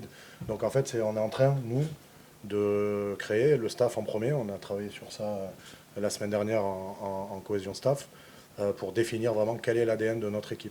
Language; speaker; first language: French; native; French